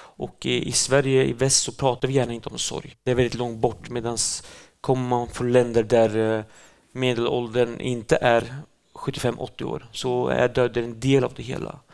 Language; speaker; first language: Swedish; early bilingual, other home language; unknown